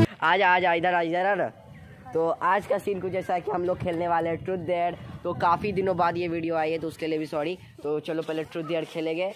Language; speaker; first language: Hindi; native; Hindi